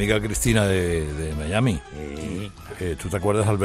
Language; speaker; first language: Spanish; native; Spanish